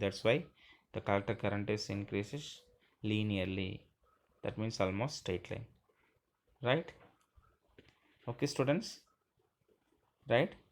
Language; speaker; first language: English; non-native, local second language; Tamil